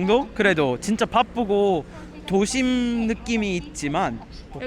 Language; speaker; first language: Korean; non-native, fluent; English